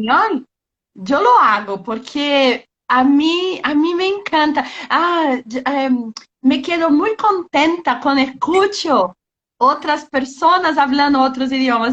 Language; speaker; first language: Spanish; non-native, learner; Portuguese